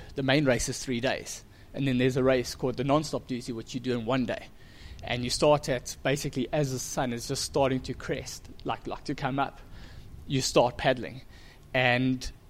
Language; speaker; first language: English; native; English